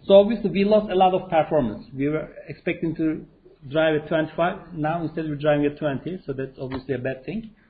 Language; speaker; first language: English; non-native, fluent; Turkish